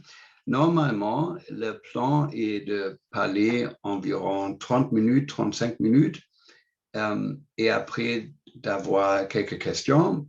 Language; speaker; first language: French; non-native, fluent; English